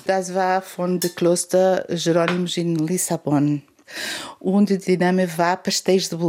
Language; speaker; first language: German; non-native, learner; Portuguese